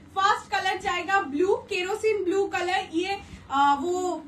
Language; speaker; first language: Hindi; non-native, local second language; Bangla